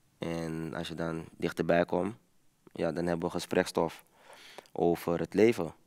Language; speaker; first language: Dutch; early bilingual, other home language; Papiamento